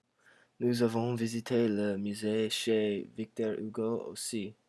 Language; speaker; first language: French; non-native, learner; English